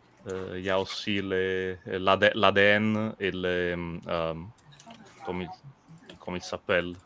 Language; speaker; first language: French; non-native, fluent; Italian